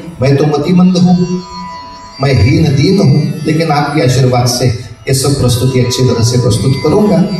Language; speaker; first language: Hindi; non-native, local second language; Marathi